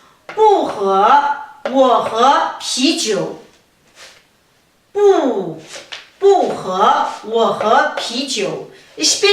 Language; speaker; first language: Chinese; non-native, fluent; Kazakh